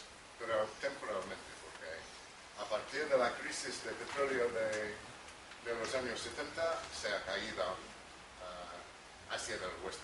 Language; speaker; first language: Spanish; non-native, fluent; English